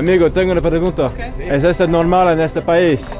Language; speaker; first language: Spanish; non-native, learner; English